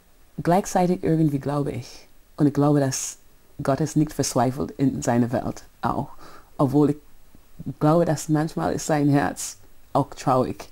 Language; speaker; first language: German; non-native, fluent; English